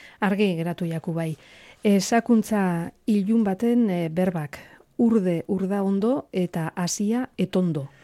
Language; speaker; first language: Basque; native; Basque